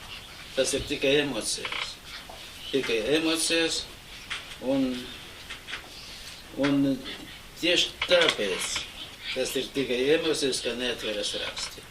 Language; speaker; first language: Latvian; non-native, local second language; Russian